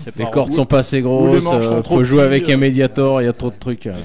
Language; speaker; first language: French; native; French